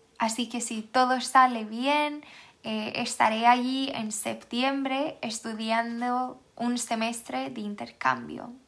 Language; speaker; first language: Spanish; non-native, fluent; Swedish